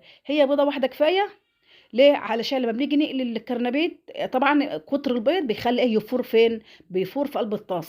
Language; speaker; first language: Arabic; native; Arabic